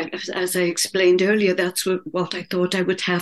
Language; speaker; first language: English; native; English